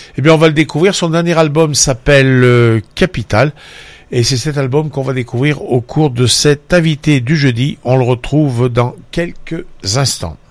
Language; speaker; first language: French; native; French